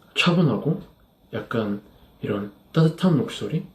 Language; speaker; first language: Korean; non-native, fluent; English